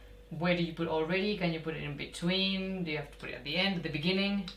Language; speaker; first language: English; non-native, fluent; Spanish